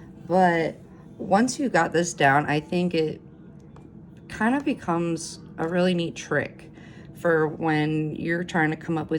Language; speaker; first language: English; native; English